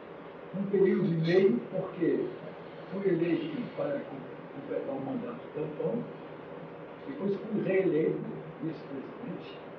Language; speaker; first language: Portuguese; native; Portuguese